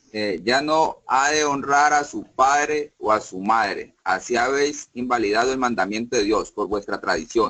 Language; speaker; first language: Spanish; native; Spanish